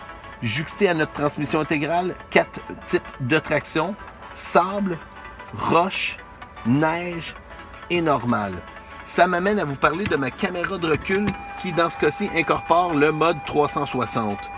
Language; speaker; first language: French; native; French